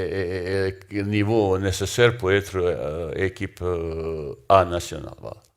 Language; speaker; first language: French; non-native, learner; Bosnian